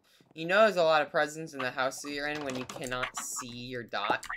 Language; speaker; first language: English; native; English